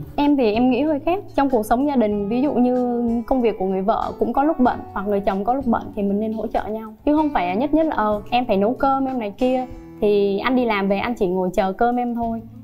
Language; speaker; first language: Vietnamese; native; Vietnamese